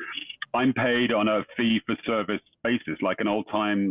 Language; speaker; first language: English; native; English